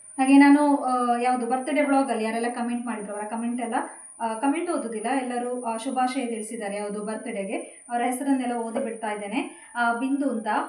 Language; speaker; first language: Kannada; native; Kannada